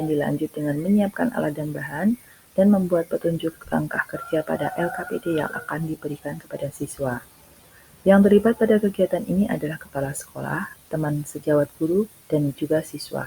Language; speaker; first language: Indonesian; native; Indonesian